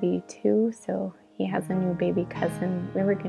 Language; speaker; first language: English; native; English